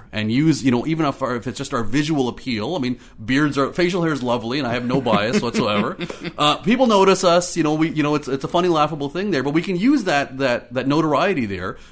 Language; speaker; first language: English; native; English